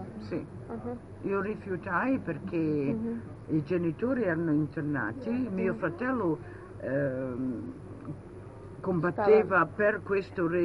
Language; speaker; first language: Italian; early bilingual, heritage; Italian